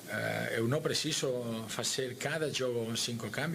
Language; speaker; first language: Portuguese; non-native, learner; Spanish